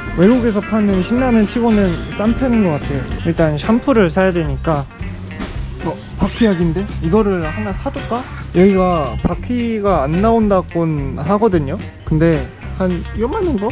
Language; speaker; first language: Korean; native; Korean